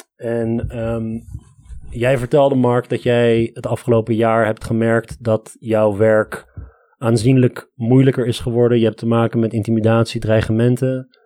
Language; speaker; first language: Dutch; early bilingual, other home language; Armenian